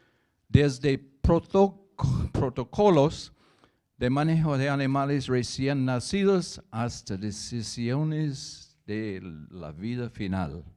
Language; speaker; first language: Spanish; non-native, learner; English